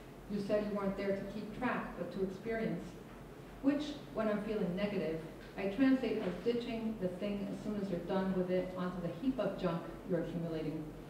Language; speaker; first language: English; non-native, fluent; Spanish